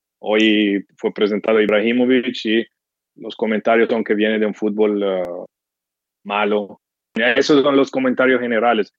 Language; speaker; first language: Spanish; non-native, fluent; English